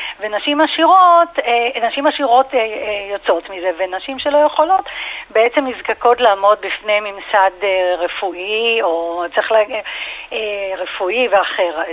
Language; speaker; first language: Hebrew; early bilingual, other home language; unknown